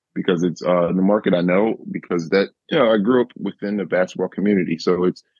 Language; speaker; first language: English; native; English